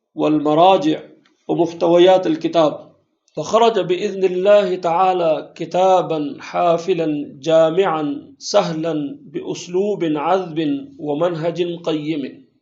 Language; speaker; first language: Arabic; non-native, fluent; Urdu